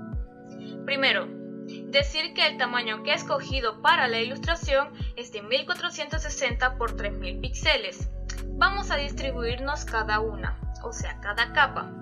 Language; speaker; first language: Spanish; native; Spanish